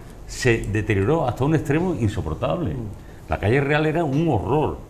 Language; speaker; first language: Spanish; native; Spanish